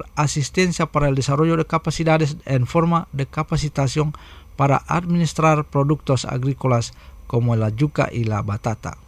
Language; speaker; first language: Spanish; non-native, fluent; Indonesian